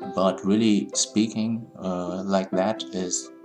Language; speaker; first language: English; non-native, fluent; German